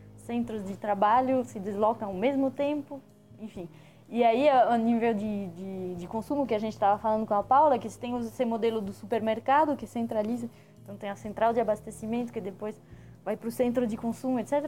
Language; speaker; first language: Portuguese; non-native, fluent; French